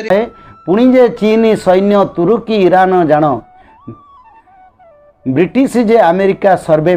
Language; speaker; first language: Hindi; non-native, local second language; Odia